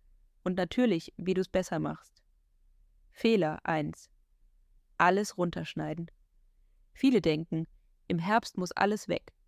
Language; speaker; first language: German; native; German